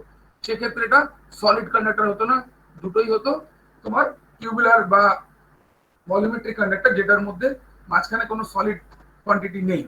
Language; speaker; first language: Bangla; native; Bangla